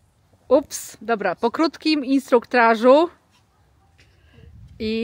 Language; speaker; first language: Polish; native; Polish